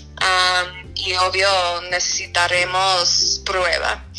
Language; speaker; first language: Spanish; non-native, fluent; English